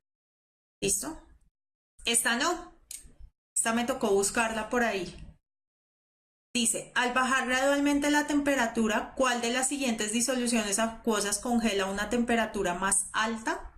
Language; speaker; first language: Spanish; native; Spanish